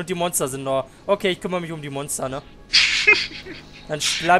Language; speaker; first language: German; native; German